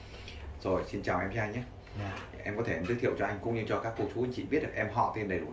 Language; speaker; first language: Vietnamese; native; Vietnamese